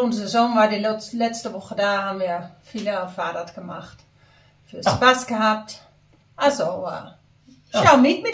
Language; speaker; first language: German; non-native, learner; Dutch